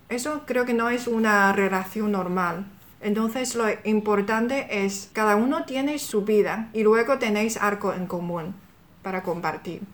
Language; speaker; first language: Spanish; non-native, fluent; Chinese